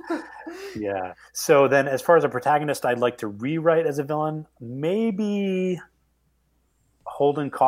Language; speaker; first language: English; native; English